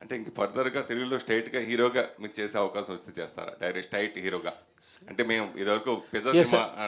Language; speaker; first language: Telugu; native; Telugu